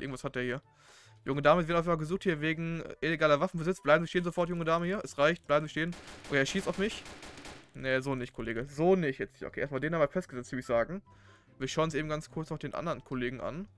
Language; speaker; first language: German; native; German